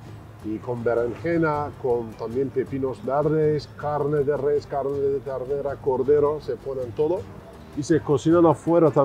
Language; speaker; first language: Spanish; non-native, fluent; Turkish